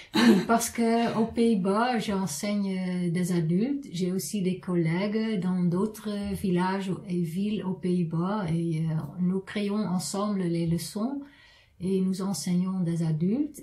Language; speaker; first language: French; non-native, fluent; Dutch